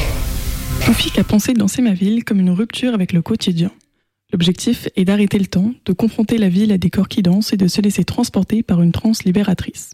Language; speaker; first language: French; native; French